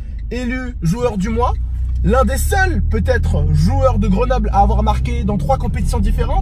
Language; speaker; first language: French; native; French